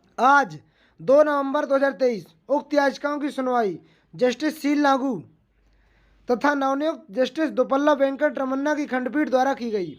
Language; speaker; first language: Hindi; native; Hindi